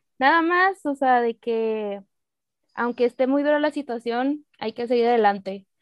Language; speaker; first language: Spanish; native; Spanish